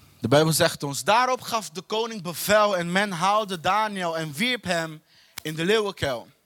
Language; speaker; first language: Dutch; non-native, fluent; Portuguese